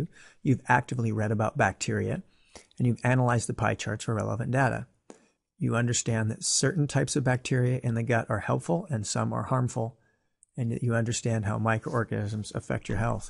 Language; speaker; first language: English; native; English